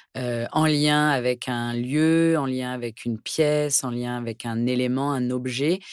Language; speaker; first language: French; native; French